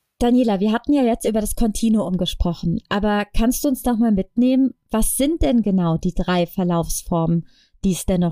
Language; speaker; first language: German; native; German